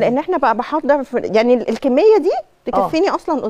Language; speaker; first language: Arabic; native; Arabic